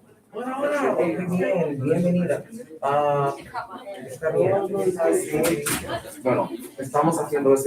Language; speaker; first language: Spanish; non-native, fluent; English